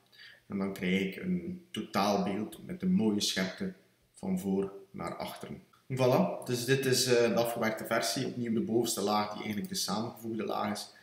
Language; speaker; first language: Dutch; native; Dutch